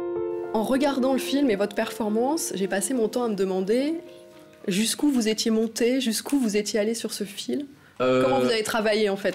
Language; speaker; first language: French; native; French